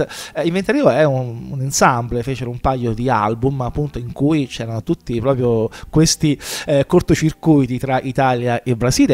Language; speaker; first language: Italian; native; Italian